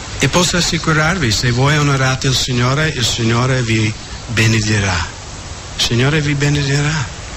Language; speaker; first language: Italian; non-native, fluent; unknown